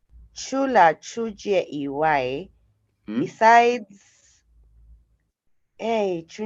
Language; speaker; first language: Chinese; non-native, learner; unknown